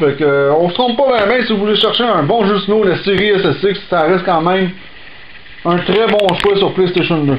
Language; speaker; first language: French; native; French